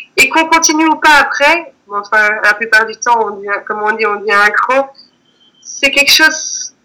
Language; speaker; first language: French; native; French